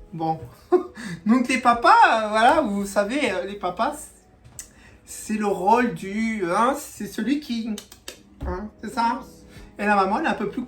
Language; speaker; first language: French; native; French